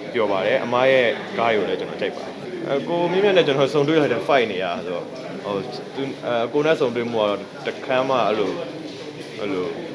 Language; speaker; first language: Burmese; native; Burmese